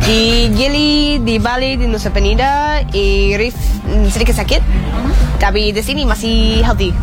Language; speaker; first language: Indonesian; non-native, learner; English